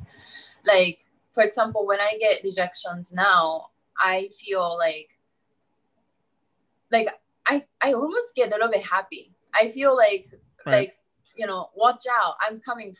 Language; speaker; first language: English; non-native, fluent; Japanese